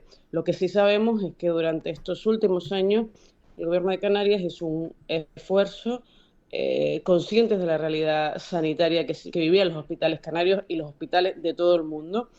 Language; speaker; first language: Spanish; native; Spanish